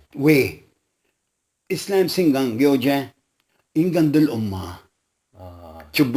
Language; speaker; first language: Korean; non-native, local second language; Arabic